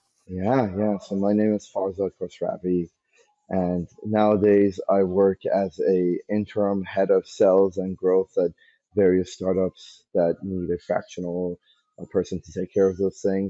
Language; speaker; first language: English; early bilingual, other home language; Persian